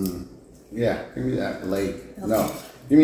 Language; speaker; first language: English; native; English